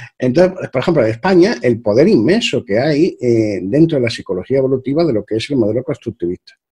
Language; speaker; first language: Spanish; native; Spanish